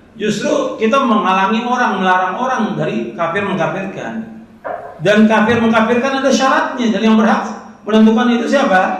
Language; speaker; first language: Indonesian; native; Indonesian